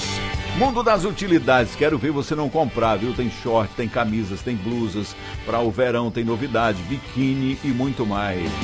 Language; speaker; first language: Portuguese; native; Portuguese